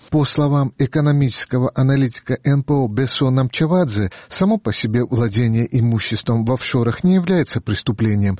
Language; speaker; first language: Russian; non-native, local second language; Georgian